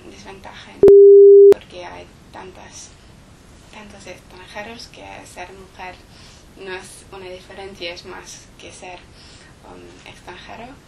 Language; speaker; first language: Spanish; non-native, learner; English